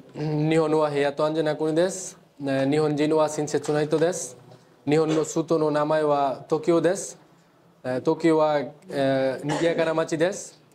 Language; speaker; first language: Japanese; non-native, learner; Bangla